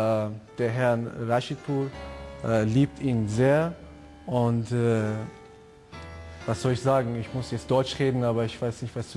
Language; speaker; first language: German; non-native, fluent; Persian